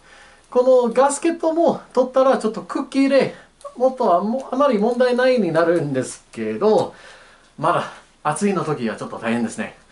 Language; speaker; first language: Japanese; non-native, learner; English